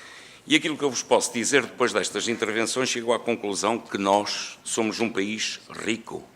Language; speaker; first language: Portuguese; native; Portuguese